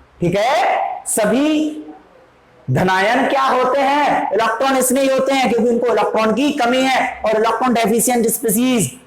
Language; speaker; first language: Hindi; native; Hindi